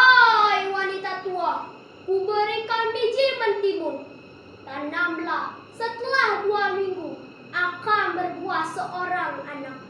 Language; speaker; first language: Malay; non-native, local second language; Balinese